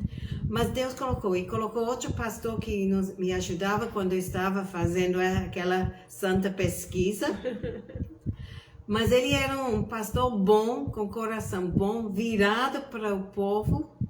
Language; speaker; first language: Portuguese; non-native, fluent; English